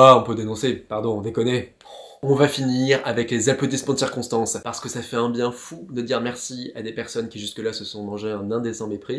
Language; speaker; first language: French; native; French